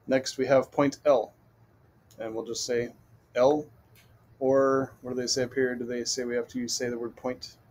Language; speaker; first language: English; native; English